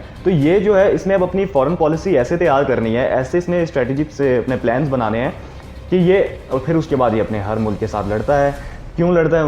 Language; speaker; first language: Urdu; non-native, local second language; Punjabi